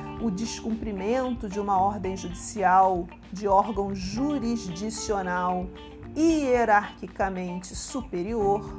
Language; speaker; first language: Portuguese; native; Portuguese